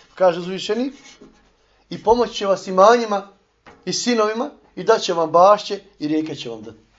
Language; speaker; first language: Bosnian; native; Bosnian